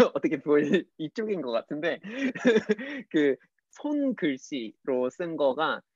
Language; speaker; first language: Korean; non-native, fluent; English